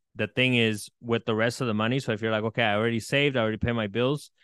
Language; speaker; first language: English; early bilingual, other home language; Spanish